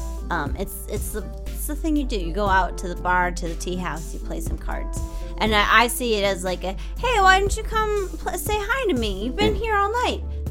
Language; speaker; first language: English; native; English